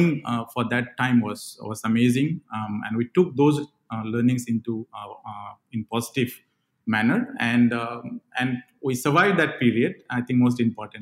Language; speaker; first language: English; non-native, local second language; Bangla